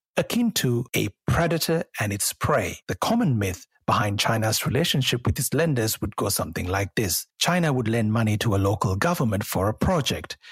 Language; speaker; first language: English; non-native, local second language; Sinhala